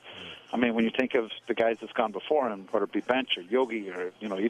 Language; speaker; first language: English; native; English